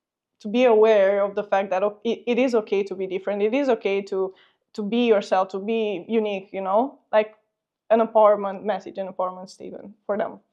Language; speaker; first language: English; non-native, fluent; Romanian